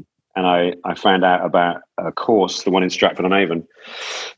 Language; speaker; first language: English; native; English